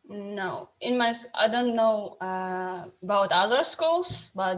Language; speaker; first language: English; non-native, learner; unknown